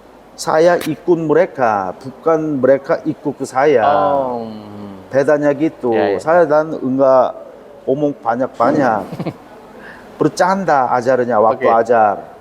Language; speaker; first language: Indonesian; non-native, learner; Korean